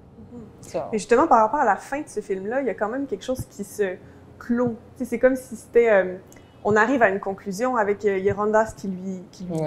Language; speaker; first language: French; native; French